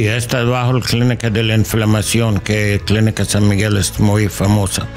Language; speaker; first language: Spanish; non-native, learner; English